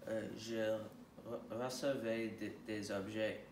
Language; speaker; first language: French; non-native, learner; English